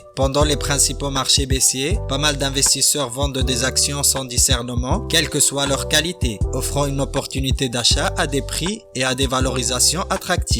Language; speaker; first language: French; native; French